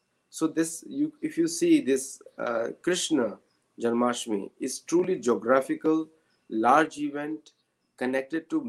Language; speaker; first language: English; non-native, local second language; Marathi